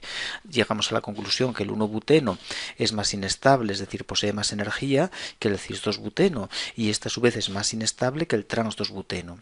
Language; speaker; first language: Spanish; native; Spanish